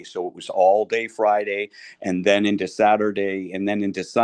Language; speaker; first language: English; native; English